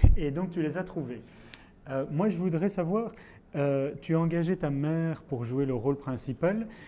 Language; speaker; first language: French; native; French